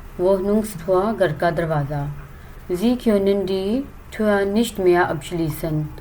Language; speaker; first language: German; non-native, fluent; Urdu